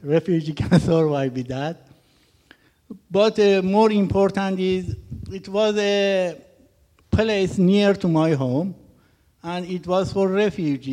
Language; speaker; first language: English; non-native, learner; Persian